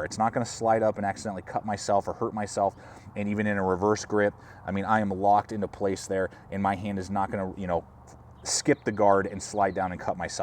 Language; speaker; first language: English; native; English